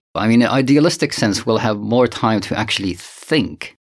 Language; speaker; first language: English; non-native, fluent; Finnish